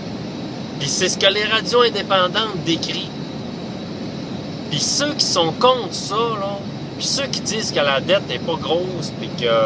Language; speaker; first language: French; native; French